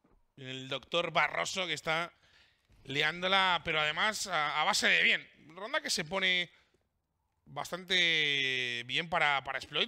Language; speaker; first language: Spanish; native; Spanish